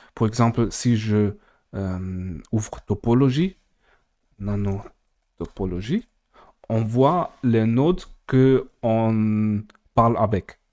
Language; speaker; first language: French; non-native, fluent; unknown